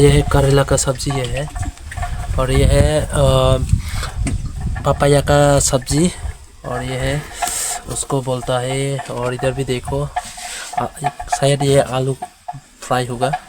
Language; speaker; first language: Hindi; non-native, local second language; Kok Borok